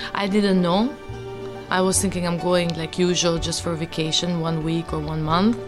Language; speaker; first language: English; early bilingual, other home language; Albanian